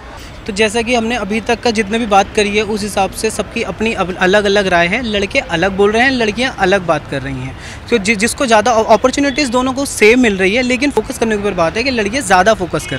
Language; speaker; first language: Hindi; native; Hindi